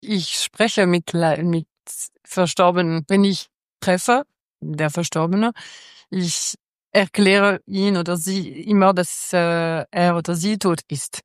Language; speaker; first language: German; non-native, local second language; French